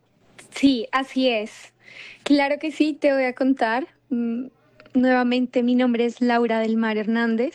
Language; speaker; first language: Spanish; native; Spanish